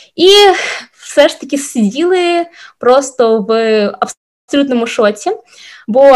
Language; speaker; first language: Ukrainian; non-native, local second language; Russian